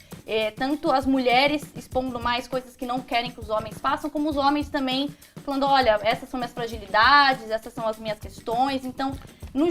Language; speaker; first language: Portuguese; native; Portuguese